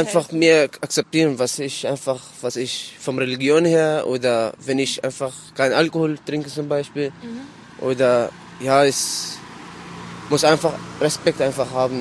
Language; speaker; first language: German; non-native, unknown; Arabic